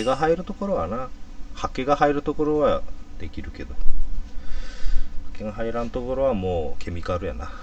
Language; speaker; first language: Japanese; native; Japanese